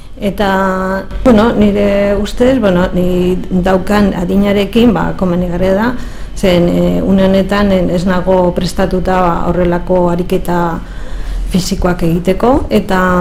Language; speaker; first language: Basque; non-native, learner; Spanish